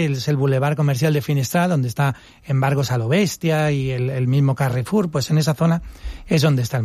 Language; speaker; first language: Spanish; native; Spanish